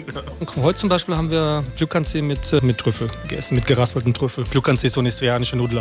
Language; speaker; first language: German; early bilingual, other home language; Croatian